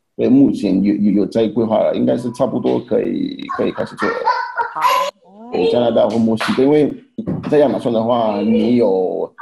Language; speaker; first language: Chinese; non-native, fluent; Haitian Creole